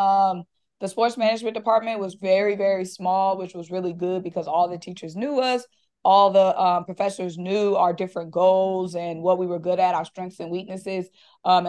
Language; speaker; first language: English; native; English